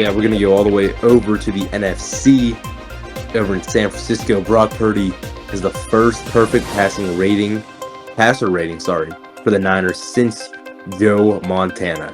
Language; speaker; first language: English; native; English